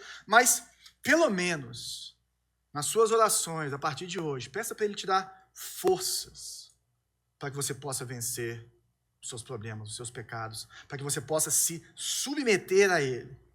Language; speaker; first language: Portuguese; native; Portuguese